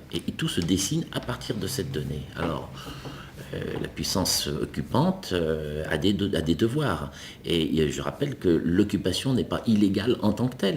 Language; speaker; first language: French; native; French